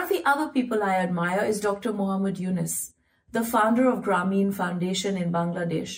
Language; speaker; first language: English; non-native, local second language; Hindi